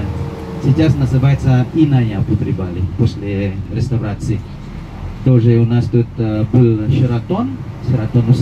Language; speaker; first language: Russian; non-native, fluent; Indonesian